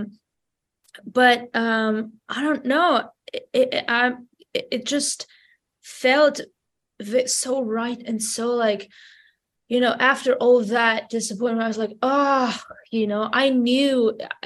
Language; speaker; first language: English; non-native, fluent; Armenian